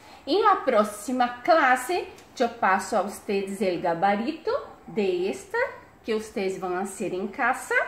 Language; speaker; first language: Spanish; non-native, fluent; Portuguese